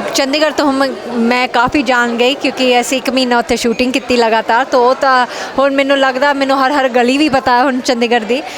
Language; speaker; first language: Punjabi; early bilingual, heritage; Punjabi